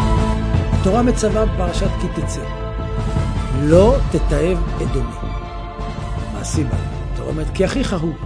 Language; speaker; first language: Hebrew; native; Hebrew